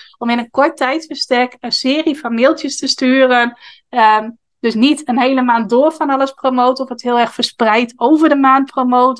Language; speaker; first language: Dutch; native; Dutch